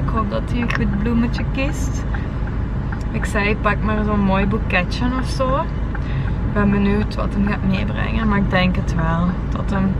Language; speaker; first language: Dutch; native; Dutch